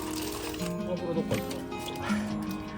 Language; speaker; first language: Japanese; native; Japanese